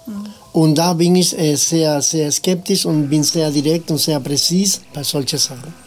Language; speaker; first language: German; non-native, fluent; Spanish